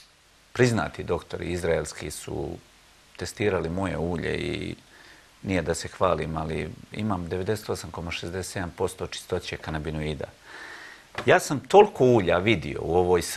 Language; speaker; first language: Croatian; native; Croatian